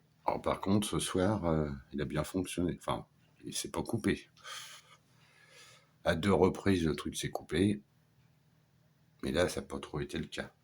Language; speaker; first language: French; native; French